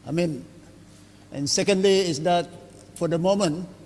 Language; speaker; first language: English; non-native, local second language; Malay